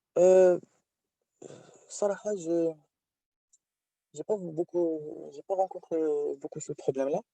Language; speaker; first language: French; non-native, local second language; Arabic